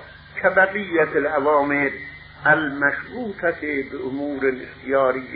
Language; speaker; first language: Arabic; non-native, fluent; Persian